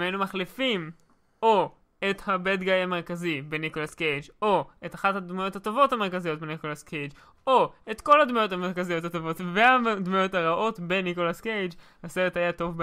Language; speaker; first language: Hebrew; native; Hebrew